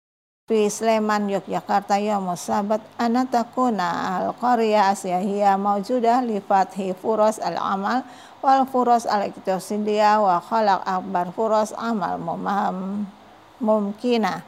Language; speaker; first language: Arabic; non-native, fluent; Indonesian